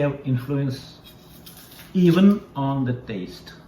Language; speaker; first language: English; non-native, learner; Russian